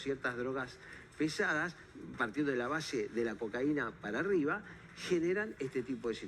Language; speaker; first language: Spanish; native; Spanish